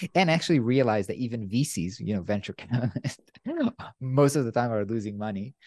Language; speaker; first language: English; non-native, fluent; Hebrew